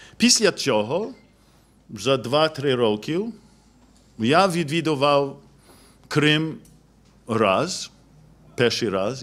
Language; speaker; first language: Ukrainian; non-native, fluent; English